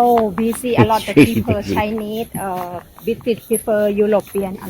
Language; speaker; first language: English; non-native, learner; Thai